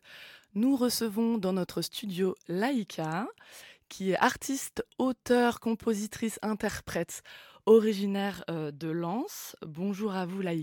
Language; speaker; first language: French; native; French